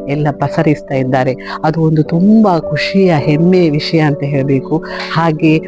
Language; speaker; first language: Kannada; native; Kannada